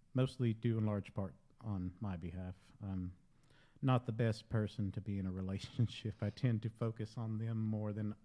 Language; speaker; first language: English; native; English